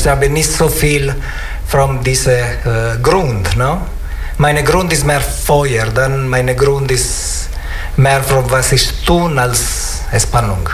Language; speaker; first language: German; non-native, learner; Italian